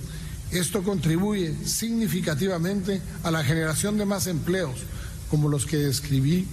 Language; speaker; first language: Spanish; native; Spanish